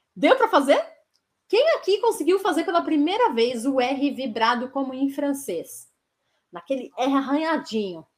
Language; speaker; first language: Portuguese; native; Portuguese